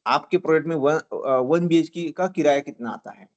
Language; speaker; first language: Hindi; non-native, local second language; Marathi